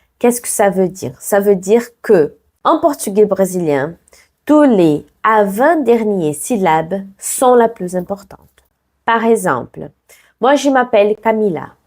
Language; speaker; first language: French; non-native, fluent; Portuguese